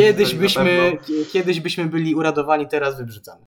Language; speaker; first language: Polish; native; Polish